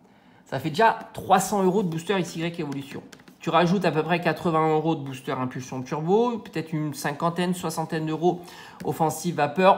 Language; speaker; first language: French; native; French